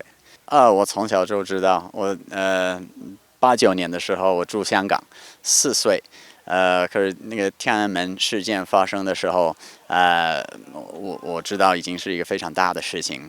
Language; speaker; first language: Chinese; non-native, fluent; English